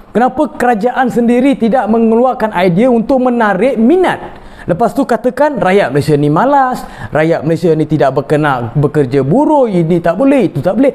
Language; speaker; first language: Malay; non-native, local second language; Tamil